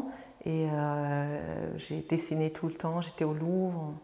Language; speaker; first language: French; non-native, fluent; German